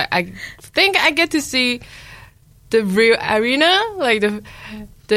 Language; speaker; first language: English; non-native, local second language; Cantonese